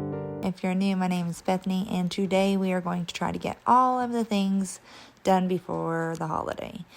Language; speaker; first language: English; native; English